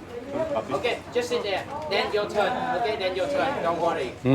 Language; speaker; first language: English; non-native, learner; Vietnamese